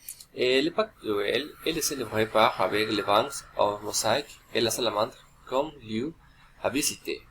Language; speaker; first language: French; non-native, learner; Spanish